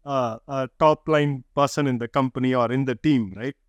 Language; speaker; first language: English; non-native, local second language; Tamil